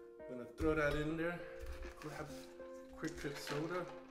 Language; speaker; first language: English; native; English